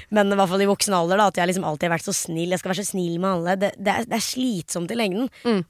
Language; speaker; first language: Norwegian; early bilingual, other home language; Hindi